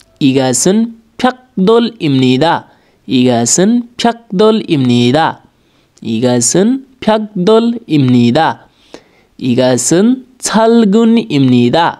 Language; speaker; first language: Korean; non-native, learner; Nepali